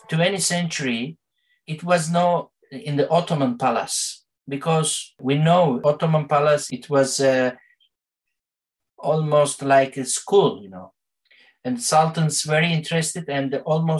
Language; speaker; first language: English; non-native, learner; Turkish